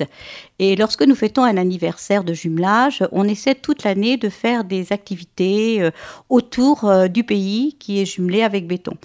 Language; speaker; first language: French; native; French